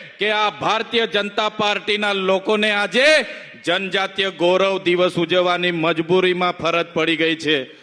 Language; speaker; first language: Gujarati; non-native, local second language; Vasavi